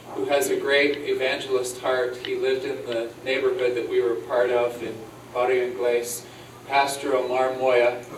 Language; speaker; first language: English; native; English